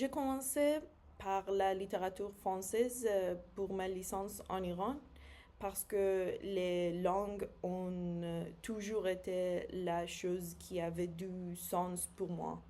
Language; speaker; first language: French; non-native, fluent; Persian